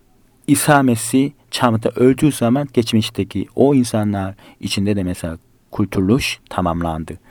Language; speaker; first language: Turkish; non-native, fluent; Korean